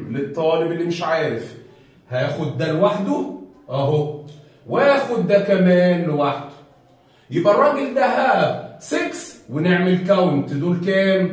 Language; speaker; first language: Arabic; native; Arabic